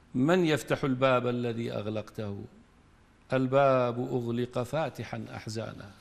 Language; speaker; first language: Arabic; native; Arabic